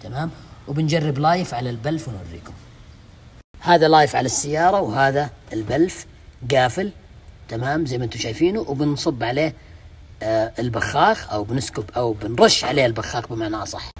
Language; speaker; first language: Arabic; native; Arabic